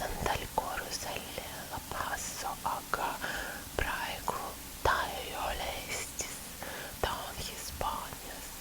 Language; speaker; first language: Estonian; non-native, learner; Russian